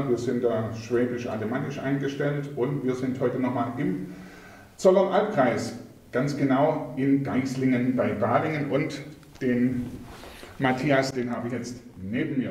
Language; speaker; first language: German; native; German